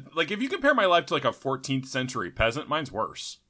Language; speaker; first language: English; native; English